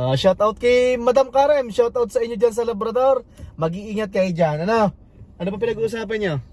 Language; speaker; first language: Filipino; native; Filipino